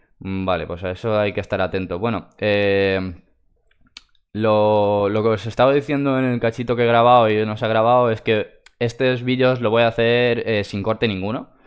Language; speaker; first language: Spanish; non-native, fluent; Russian